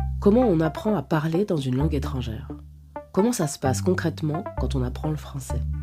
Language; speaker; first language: French; native; French